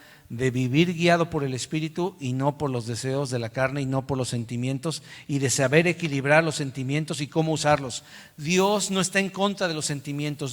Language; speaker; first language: Spanish; native; Spanish